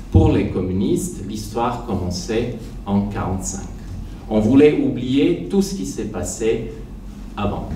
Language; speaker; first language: French; non-native, fluent; Serbian